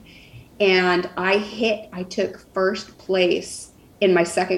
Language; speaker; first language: English; native; English